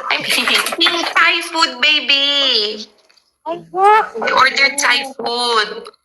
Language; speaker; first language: English; non-native, local second language; Filipino